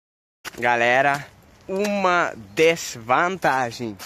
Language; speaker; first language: Portuguese; non-native, fluent; Swedish